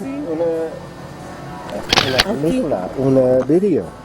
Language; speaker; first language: Spanish; non-native, learner; English